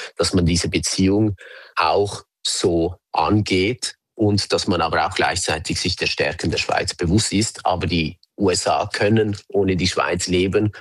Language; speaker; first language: German; native; German